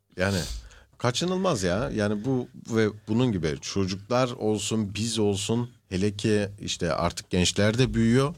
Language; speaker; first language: Turkish; native; Turkish